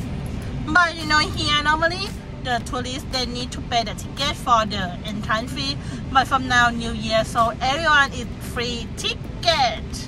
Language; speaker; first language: English; non-native, learner; Thai